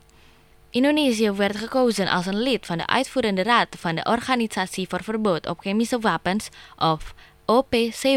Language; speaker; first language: Dutch; non-native, fluent; Indonesian